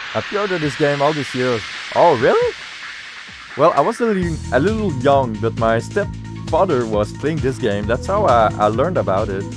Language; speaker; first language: English; non-native, fluent; French